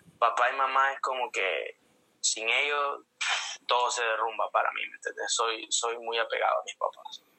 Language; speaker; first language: Spanish; native; Spanish